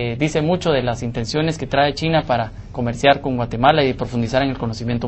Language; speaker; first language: Spanish; native; Spanish